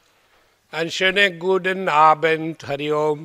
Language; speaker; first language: German; non-native, fluent; Hindi